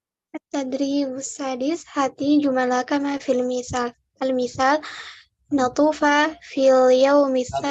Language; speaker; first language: Arabic; non-native, learner; Indonesian